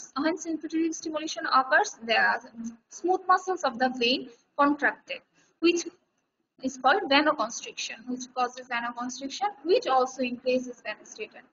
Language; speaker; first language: English; non-native, local second language; Bangla